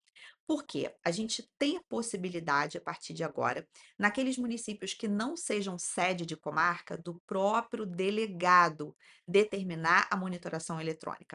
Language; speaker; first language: Portuguese; native; Portuguese